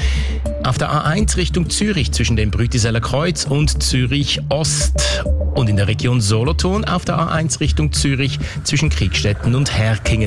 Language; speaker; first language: German; native; German